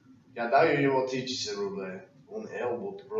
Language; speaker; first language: Russian; non-native, learner; English